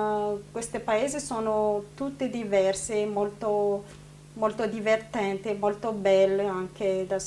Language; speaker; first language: Italian; non-native, learner; Malagasy